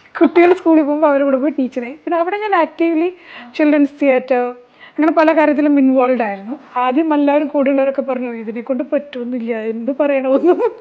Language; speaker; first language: Malayalam; early bilingual, heritage; Malayalam